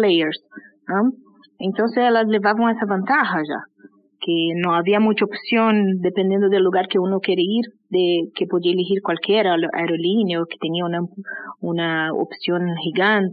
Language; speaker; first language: Spanish; native; Spanish